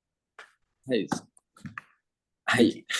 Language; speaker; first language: Japanese; non-native, fluent; Thai